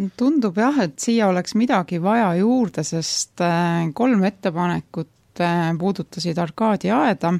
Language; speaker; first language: Estonian; native; Estonian